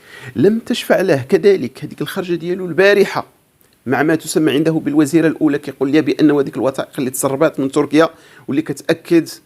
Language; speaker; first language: Arabic; native; Arabic